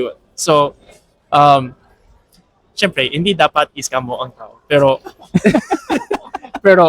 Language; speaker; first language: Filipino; non-native, fluent; English